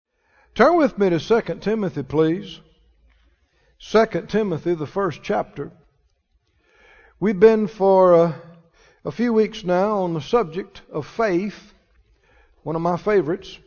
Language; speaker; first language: English; native; English